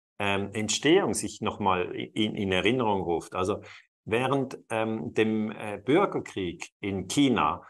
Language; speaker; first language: German; non-native, local second language; Italian